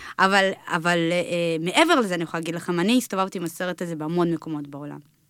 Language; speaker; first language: Hebrew; early bilingual, other home language; Russian